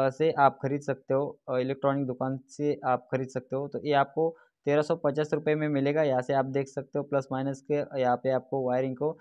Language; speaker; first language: Hindi; non-native, local second language; Marathi